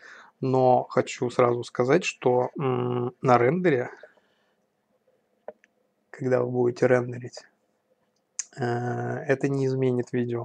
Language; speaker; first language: Russian; native; Russian